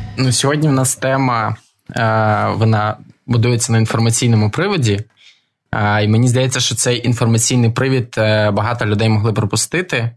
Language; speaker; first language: Ukrainian; non-native, local second language; Russian